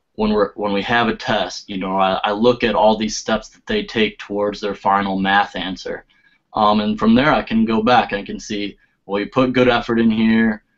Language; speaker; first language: English; native; English